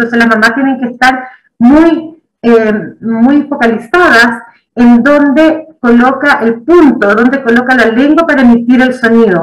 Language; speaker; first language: Spanish; native; Spanish